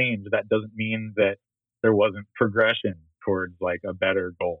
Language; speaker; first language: English; native; English